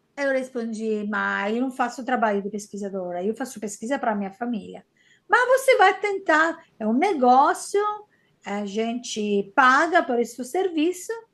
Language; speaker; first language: Portuguese; non-native, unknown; Italian